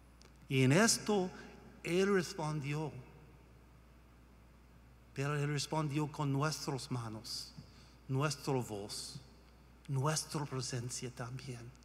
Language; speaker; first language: Spanish; non-native, learner; English